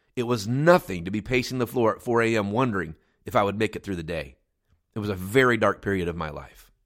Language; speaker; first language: English; native; English